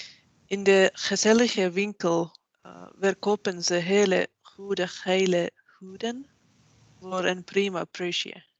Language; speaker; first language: Dutch; non-native, learner; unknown